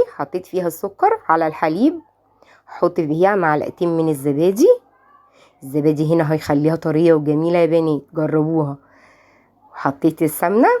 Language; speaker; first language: Arabic; native; Arabic